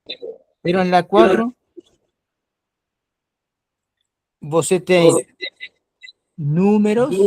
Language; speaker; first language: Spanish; non-native, fluent; Portuguese